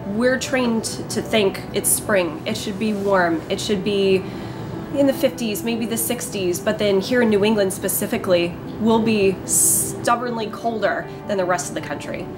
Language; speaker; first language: English; native; English